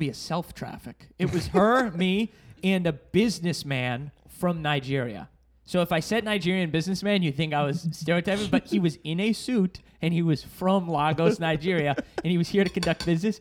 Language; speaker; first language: English; native; English